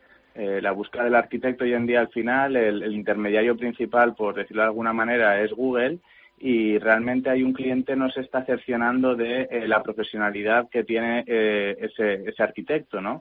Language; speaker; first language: Spanish; native; Spanish